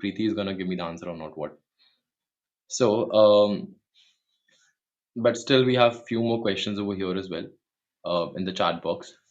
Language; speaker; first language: English; non-native, local second language; Hindi